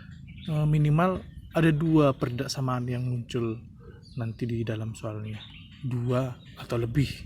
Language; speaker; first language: Indonesian; native; Indonesian